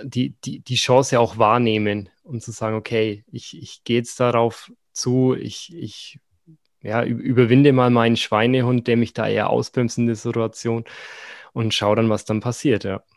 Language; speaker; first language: German; native; German